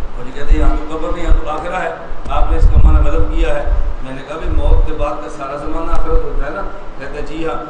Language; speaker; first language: Urdu; non-native, local second language; Punjabi